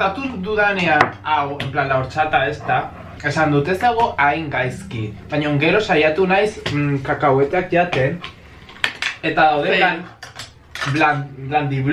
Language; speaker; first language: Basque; non-native, local second language; Spanish